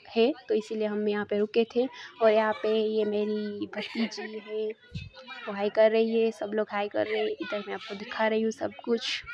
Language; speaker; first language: Hindi; non-native, local second language; Gujarati